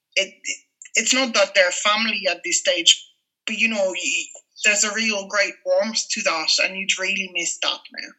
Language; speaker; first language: English; non-native, fluent; French